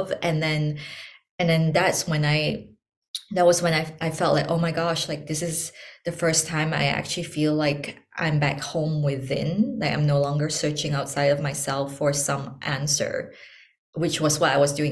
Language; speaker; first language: English; non-native, local second language; Chinese